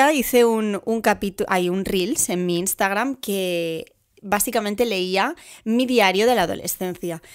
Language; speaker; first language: Spanish; native; Spanish